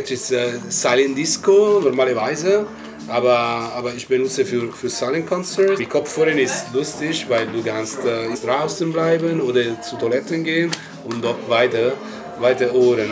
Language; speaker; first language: German; non-native, learner; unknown